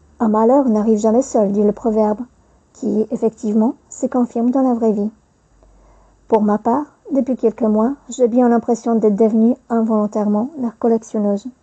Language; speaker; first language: French; non-native, fluent; Polish